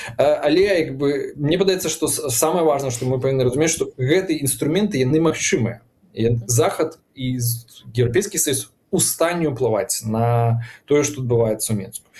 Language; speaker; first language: Belarusian; non-native, local second language; Russian